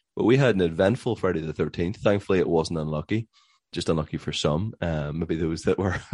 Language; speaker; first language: English; native; English